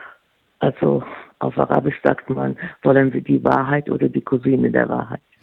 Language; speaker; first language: German; non-native, fluent; Arabic